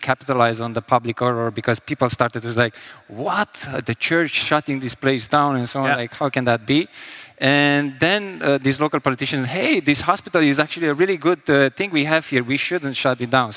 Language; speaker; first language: English; non-native, fluent; Romanian